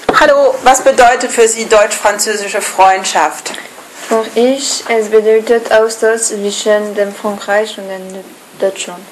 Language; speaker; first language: German; non-native, learner; French